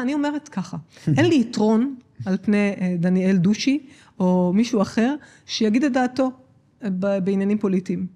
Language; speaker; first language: Hebrew; native; Hebrew